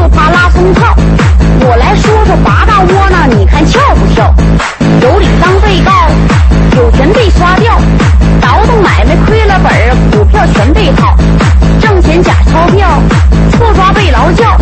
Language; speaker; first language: Chinese; native; Chinese